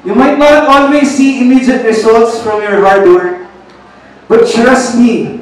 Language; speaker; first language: English; non-native, local second language; Filipino